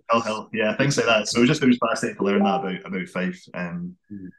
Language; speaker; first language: English; native; English